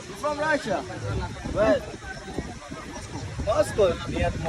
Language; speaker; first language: English; non-native, learner; Hindi